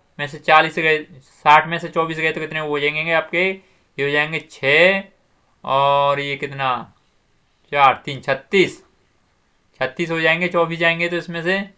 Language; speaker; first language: Hindi; native; Hindi